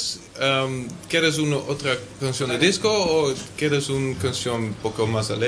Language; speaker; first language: Spanish; non-native, learner; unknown